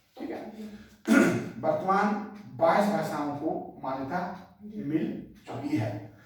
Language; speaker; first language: Hindi; native; Hindi